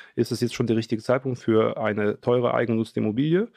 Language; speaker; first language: German; early bilingual, other home language; Polish